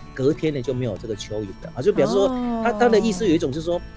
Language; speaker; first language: Chinese; non-native, local second language; Min Nan Chinese